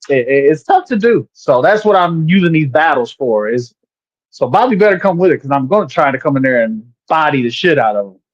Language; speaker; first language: English; native; English